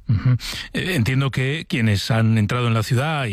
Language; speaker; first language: Spanish; native; Spanish